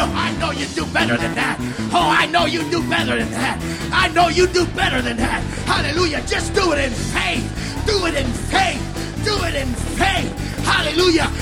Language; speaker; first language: English; native; English